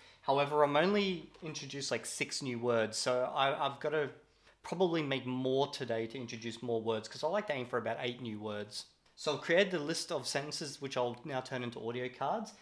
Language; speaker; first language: English; native; English